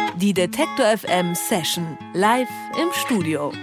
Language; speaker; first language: German; native; German